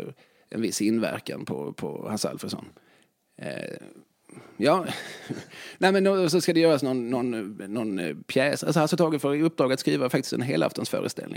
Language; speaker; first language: Swedish; native; Swedish